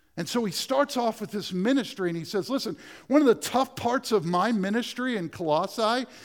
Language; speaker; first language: English; native; English